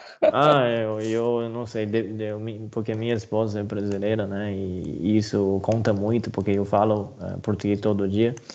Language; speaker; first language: Portuguese; non-native, fluent; Chinese